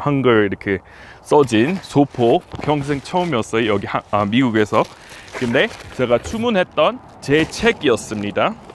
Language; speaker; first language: Korean; non-native, fluent; English